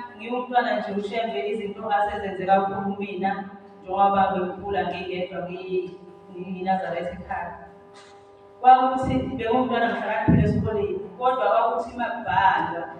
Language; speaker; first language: Zulu; native; Zulu